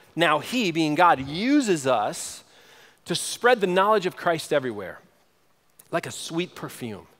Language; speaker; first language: English; native; English